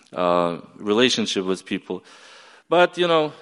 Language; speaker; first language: English; non-native, fluent; Ukrainian